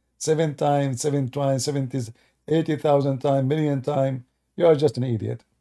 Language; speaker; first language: English; non-native, fluent; Arabic